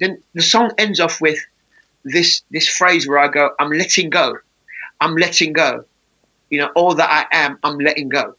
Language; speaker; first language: English; native; English